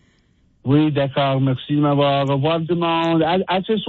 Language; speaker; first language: French; non-native, fluent; English